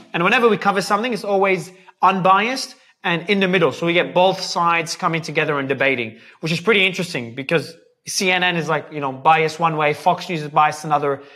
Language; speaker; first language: English; native; English